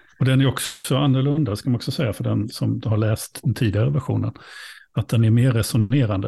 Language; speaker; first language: Swedish; native; Swedish